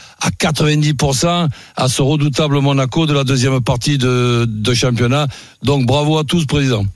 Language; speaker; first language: French; native; French